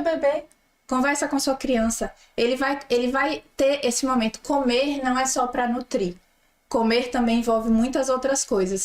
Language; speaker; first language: Portuguese; native; Portuguese